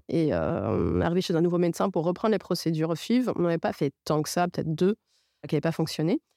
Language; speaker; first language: French; non-native, local second language; Arabic